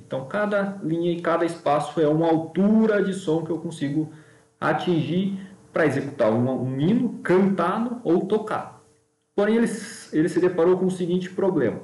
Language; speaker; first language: Portuguese; native; Portuguese